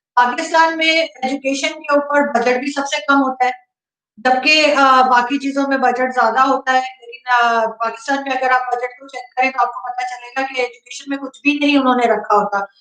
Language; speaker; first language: Urdu; native; Urdu